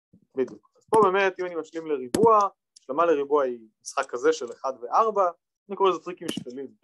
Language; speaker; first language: Hebrew; native; Hebrew